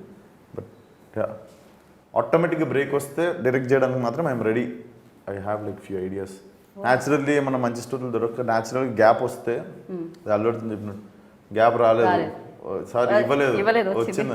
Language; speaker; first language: Telugu; native; Telugu